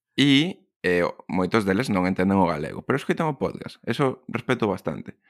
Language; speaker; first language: Galician; non-native, local second language; Spanish